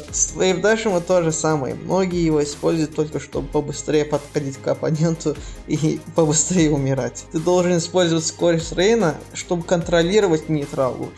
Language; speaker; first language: Russian; native; Russian